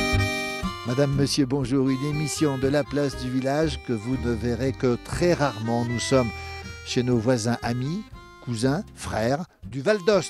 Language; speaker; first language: French; native; French